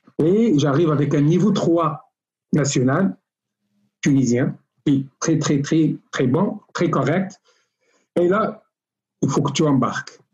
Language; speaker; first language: French; non-native, local second language; Arabic